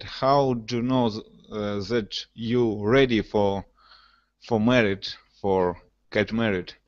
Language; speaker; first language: English; non-native, learner; Russian